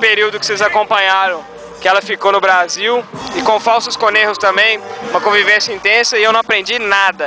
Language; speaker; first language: Portuguese; native; Portuguese